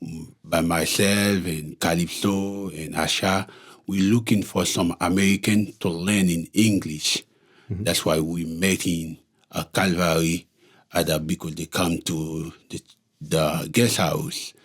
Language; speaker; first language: English; non-native, local second language; Haitian Creole